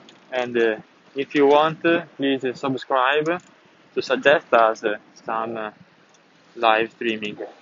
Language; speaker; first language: English; non-native, fluent; Italian